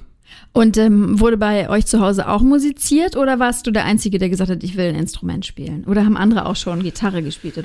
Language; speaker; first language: German; native; German